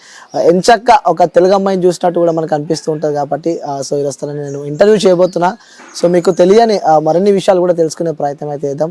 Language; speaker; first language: Telugu; native; Telugu